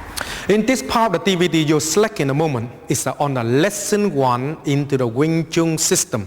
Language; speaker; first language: English; non-native, fluent; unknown